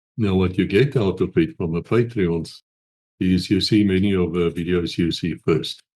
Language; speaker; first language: English; non-native, local second language; Afrikaans